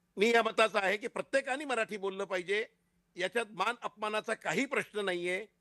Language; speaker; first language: Marathi; non-native, local second language; Hindi